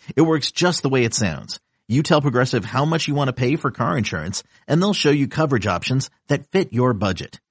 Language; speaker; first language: English; early bilingual, other home language; Italian